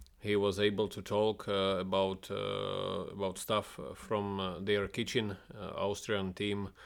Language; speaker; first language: English; non-native, fluent; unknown